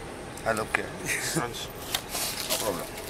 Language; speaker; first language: English; non-native, learner; Russian